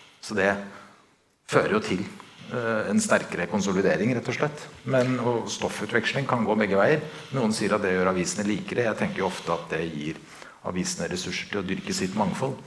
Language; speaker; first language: Norwegian; native; Norwegian